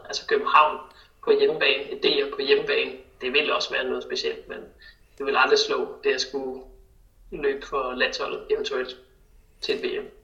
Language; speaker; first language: Danish; native; Danish